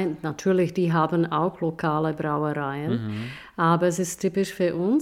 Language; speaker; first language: German; non-native, fluent; Czech